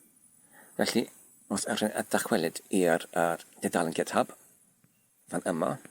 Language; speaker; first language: Welsh; non-native, learner; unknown